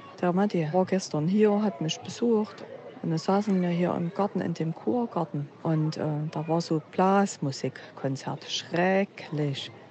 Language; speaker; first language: German; native; German